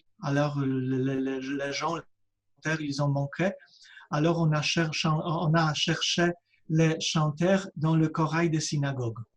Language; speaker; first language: French; non-native, fluent; Polish